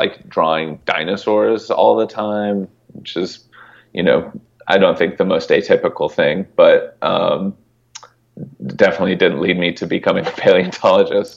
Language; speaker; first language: English; native; English